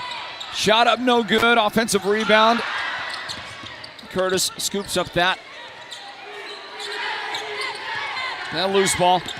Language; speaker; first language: English; native; English